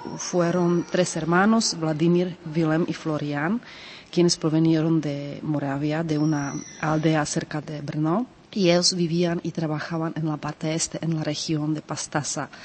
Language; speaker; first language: Spanish; non-native, fluent; Czech